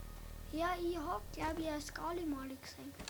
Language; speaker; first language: German; native; German